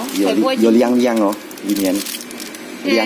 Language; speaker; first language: Chinese; non-native, learner; Indonesian